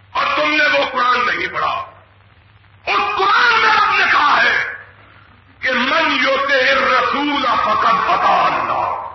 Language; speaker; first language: Urdu; non-native, local second language; Punjabi